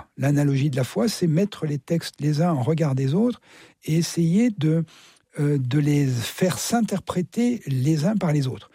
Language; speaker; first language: French; native; French